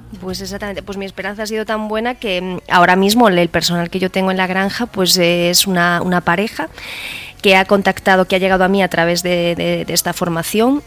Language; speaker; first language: Spanish; non-native, local second language; Arabic